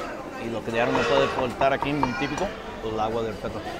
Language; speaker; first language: Spanish; native; Spanish